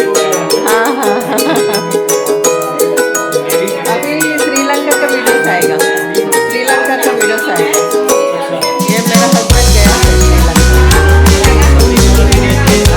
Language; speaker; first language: Hindi; non-native, local second language; Telugu